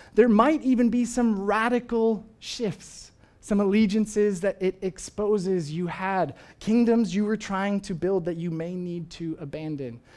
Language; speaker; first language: English; native; English